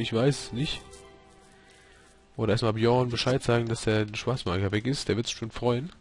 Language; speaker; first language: German; native; German